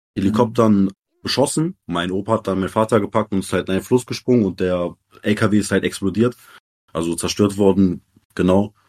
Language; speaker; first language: German; early bilingual, other home language; Arabic